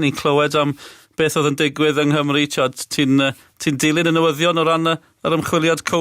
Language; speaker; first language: Welsh; native; Welsh